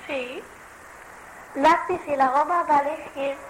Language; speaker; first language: Spanish; non-native, learner; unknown